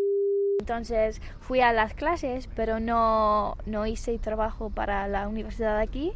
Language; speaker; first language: Spanish; non-native, fluent; English